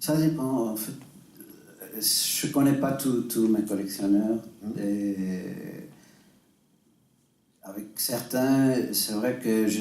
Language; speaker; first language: French; non-native, fluent; Spanish